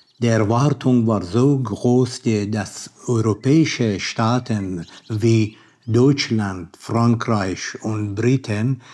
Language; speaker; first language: German; non-native, learner; Persian